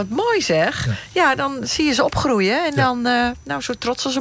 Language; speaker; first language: Dutch; native; Dutch